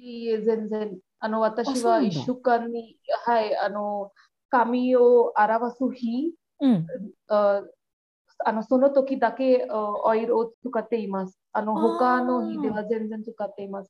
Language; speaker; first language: Japanese; non-native, learner; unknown